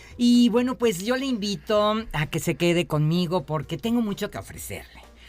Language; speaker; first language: Spanish; native; Spanish